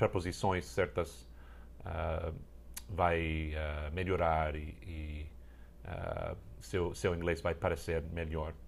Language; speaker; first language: Portuguese; non-native, fluent; English